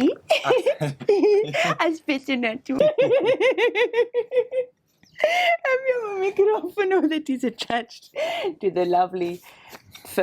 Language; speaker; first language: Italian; non-native, fluent; English